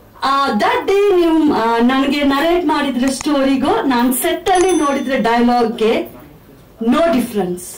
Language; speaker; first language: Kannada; non-native, fluent; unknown